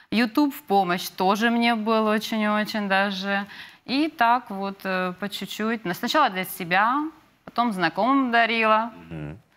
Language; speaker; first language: Russian; native; Russian